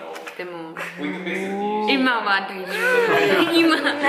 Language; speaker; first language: Japanese; non-native, learner; German